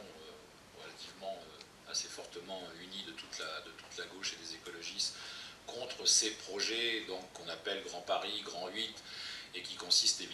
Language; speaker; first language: French; native; French